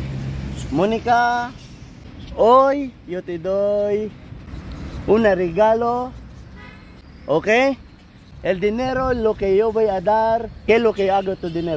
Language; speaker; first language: Spanish; non-native, learner; Filipino